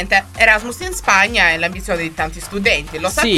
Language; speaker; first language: Italian; native; Italian